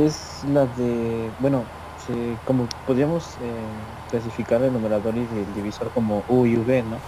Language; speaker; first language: Spanish; native; Spanish